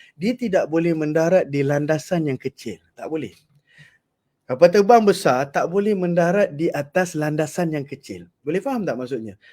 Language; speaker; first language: Malay; native; Malay